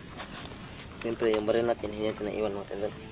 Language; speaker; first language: Filipino; non-native, local second language; Cebuano